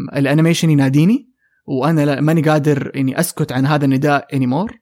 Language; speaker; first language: Arabic; native; Arabic